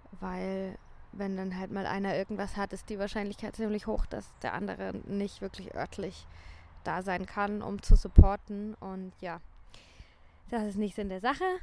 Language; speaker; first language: German; native; German